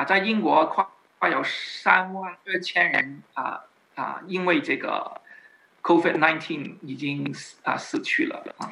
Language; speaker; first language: Chinese; native; Chinese